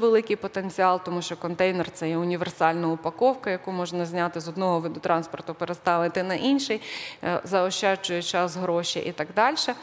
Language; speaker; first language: Ukrainian; native; Ukrainian